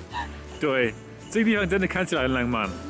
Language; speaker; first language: Chinese; non-native, learner; German